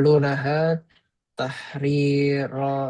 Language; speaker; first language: Arabic; non-native, learner; Indonesian